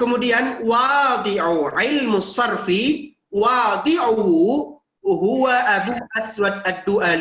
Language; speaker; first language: Arabic; non-native, fluent; Indonesian